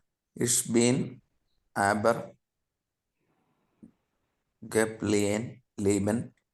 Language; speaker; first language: German; non-native, learner; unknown